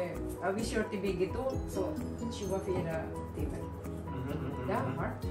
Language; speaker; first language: Swedish; non-native, learner; Filipino